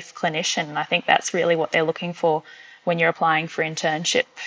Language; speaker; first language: English; native; English